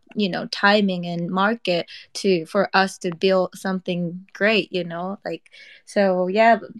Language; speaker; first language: English; non-native, fluent; Japanese